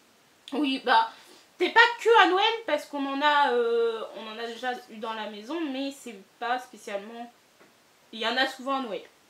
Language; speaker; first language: French; native; French